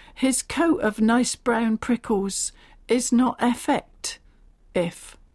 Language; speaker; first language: English; native; English